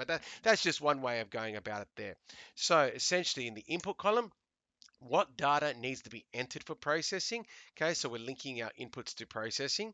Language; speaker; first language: English; native; English